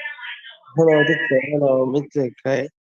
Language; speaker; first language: English; non-native, learner; Vietnamese